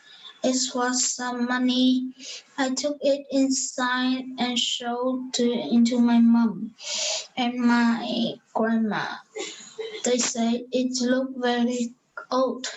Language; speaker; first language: English; non-native, learner; Vietnamese